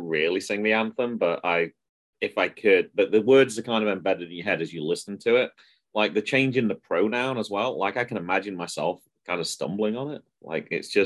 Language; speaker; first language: English; native; English